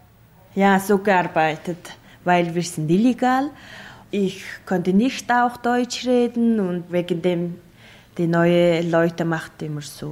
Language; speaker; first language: German; non-native, learner; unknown